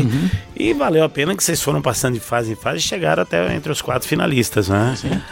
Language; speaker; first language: Portuguese; native; Portuguese